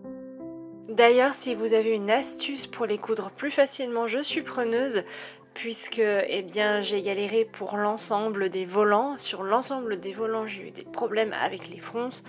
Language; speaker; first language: French; native; French